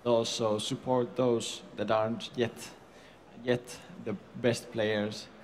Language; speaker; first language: English; non-native, fluent; Finnish